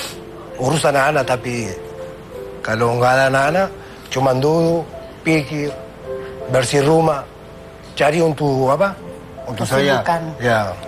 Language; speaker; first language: Indonesian; non-native, fluent; Spanish